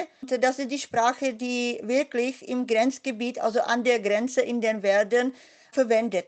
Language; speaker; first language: German; non-native, fluent; Czech